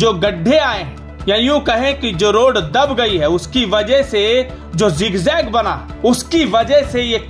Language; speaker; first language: Hindi; native; Hindi